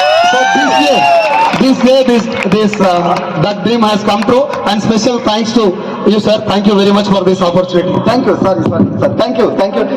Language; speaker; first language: English; non-native, local second language; Telugu